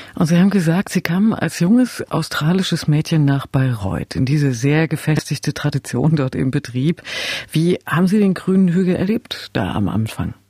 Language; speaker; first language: German; native; German